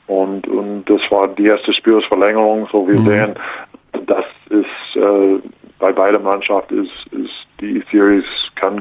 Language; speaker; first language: German; non-native, learner; English